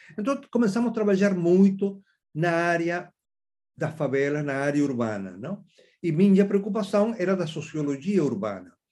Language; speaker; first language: Portuguese; non-native, fluent; Spanish